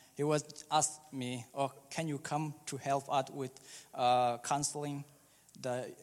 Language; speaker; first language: English; early bilingual, other home language; Burmese